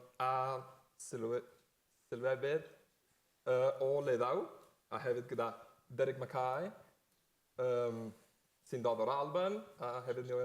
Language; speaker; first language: Welsh; non-native, fluent; Spanish